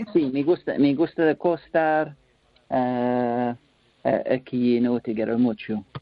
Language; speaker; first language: Spanish; non-native, learner; English